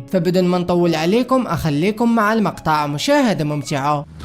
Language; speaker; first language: Arabic; native; Arabic